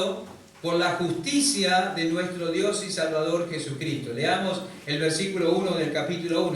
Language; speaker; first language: Spanish; native; Spanish